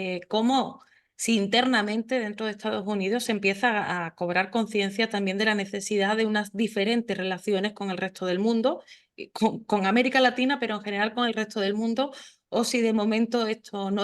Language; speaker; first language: Spanish; native; Spanish